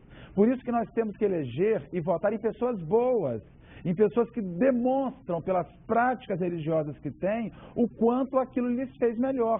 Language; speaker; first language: Portuguese; native; Portuguese